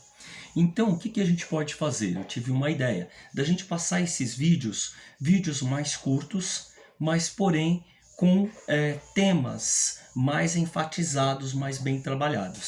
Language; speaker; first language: Portuguese; native; Portuguese